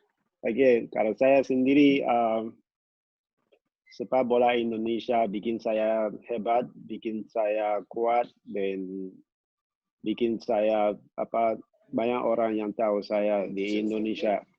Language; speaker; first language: Indonesian; non-native, local second language; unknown